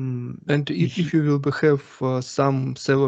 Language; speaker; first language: English; non-native, learner; Russian